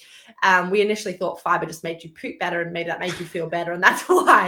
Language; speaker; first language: English; native; English